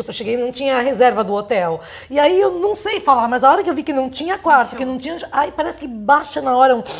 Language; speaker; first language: Portuguese; native; Portuguese